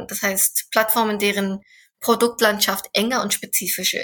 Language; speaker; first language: German; non-native, fluent; Korean